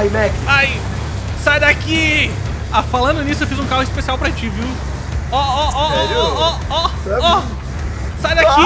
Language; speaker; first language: Portuguese; native; Portuguese